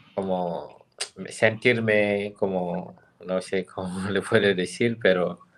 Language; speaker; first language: Spanish; non-native, fluent; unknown